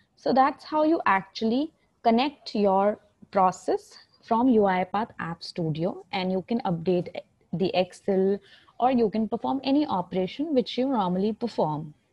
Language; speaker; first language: English; non-native, local second language; Hindi